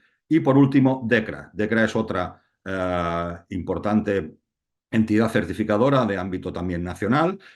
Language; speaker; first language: Spanish; native; Spanish